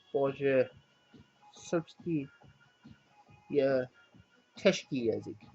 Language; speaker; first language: Czech; non-native, learner; English